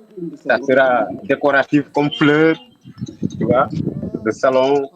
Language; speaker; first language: French; non-native, local second language; Wolof